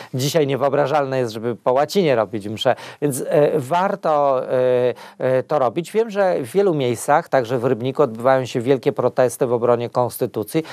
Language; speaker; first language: Polish; native; Polish